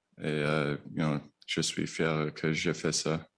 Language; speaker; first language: French; non-native, learner; English